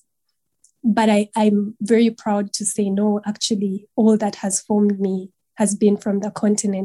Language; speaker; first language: English; non-native, local second language; Nyankole